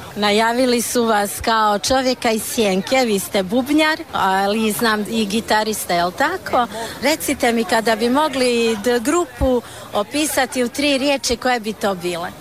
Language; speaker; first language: Croatian; native; Croatian